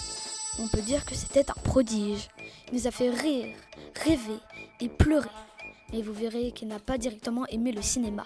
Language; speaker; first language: French; native; French